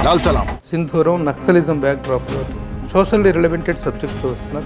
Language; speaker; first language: Telugu; native; Telugu